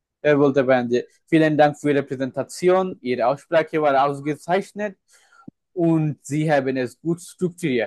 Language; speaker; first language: German; non-native, fluent; Bangla